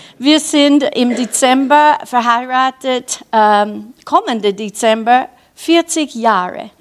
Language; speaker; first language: German; non-native, fluent; English